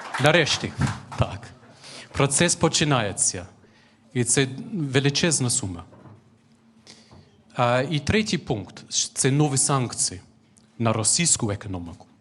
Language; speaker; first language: Ukrainian; non-native, fluent; English